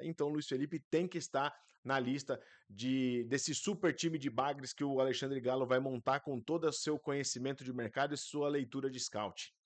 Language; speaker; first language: Portuguese; native; Portuguese